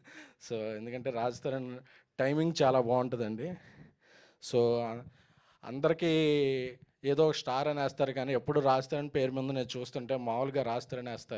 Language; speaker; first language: Telugu; native; Telugu